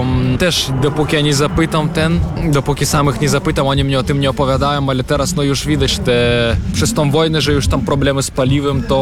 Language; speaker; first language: Polish; non-native, fluent; Russian